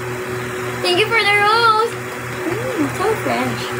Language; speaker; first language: English; non-native, local second language; Filipino